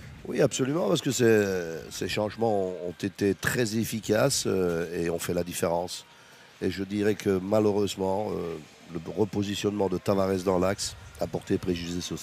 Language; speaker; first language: French; native; French